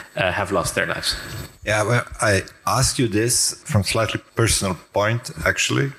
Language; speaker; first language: English; non-native, fluent; Croatian